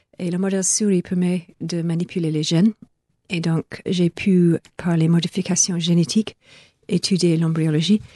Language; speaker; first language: French; non-native, fluent; English